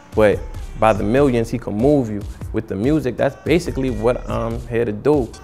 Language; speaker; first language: English; native; English